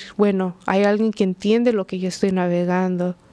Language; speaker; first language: Spanish; early bilingual, heritage; Spanish